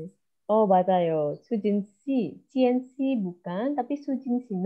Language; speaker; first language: Korean; non-native, fluent; Indonesian